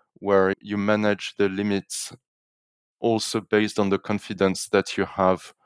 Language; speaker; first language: English; non-native, fluent; French